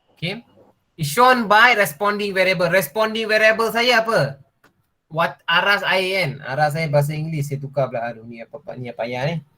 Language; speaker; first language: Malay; non-native, local second language; Tamil